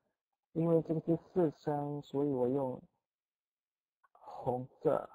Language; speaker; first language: Chinese; non-native, fluent; Indonesian